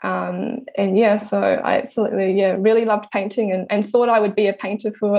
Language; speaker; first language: English; native; English